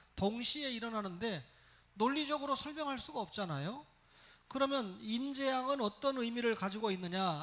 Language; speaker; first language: Korean; native; Korean